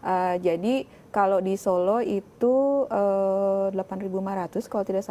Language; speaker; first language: Indonesian; native; Indonesian